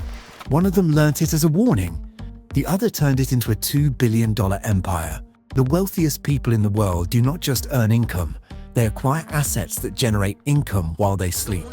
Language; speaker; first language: English; native; English